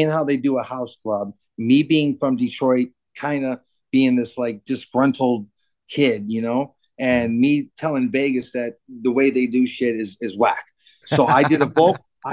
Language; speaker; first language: English; native; English